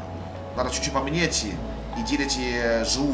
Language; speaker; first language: Russian; non-native, learner; Chinese